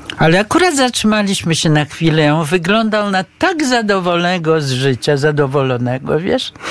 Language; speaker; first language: Polish; early bilingual, other home language; Romanian